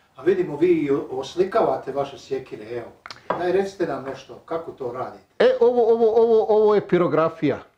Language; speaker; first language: Bosnian; native; Bosnian